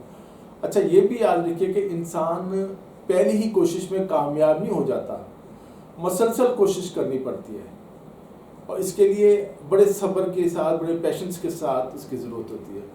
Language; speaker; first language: Urdu; native; Urdu